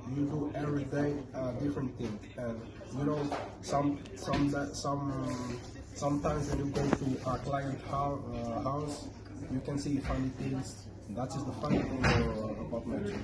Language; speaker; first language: English; non-native, learner; Portuguese